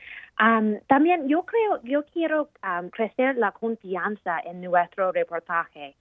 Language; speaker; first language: Spanish; non-native, fluent; English